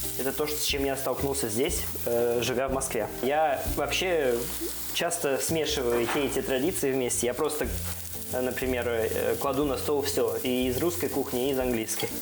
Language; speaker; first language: Russian; early bilingual, heritage; Russian